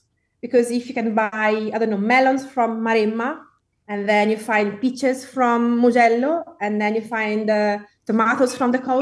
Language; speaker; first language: English; non-native, fluent; Italian